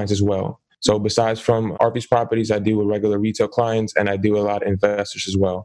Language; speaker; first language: English; non-native, fluent; Dutch